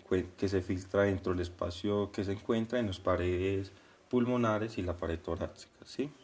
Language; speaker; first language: Spanish; native; Spanish